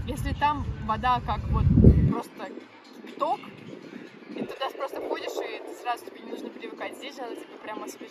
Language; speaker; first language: Russian; native; Russian